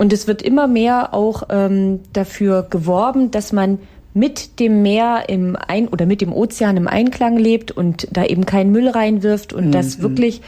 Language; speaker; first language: German; native; German